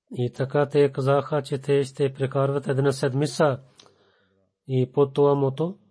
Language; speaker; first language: Bulgarian; non-native, learner; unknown